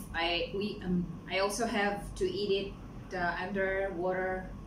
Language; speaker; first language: English; non-native, local second language; Cebuano